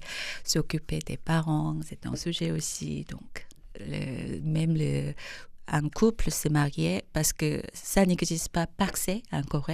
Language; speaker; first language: French; non-native, fluent; Korean